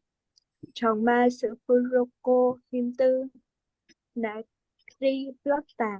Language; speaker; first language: Korean; non-native, learner; Vietnamese